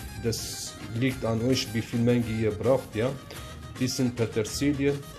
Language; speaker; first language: German; non-native, fluent; Kurdish